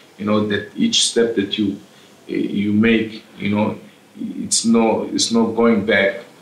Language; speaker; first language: English; non-native, fluent; Portuguese